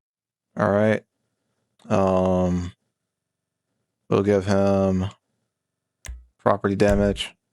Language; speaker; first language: English; native; English